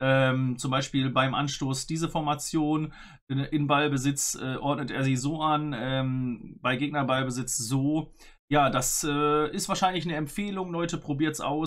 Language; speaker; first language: German; native; German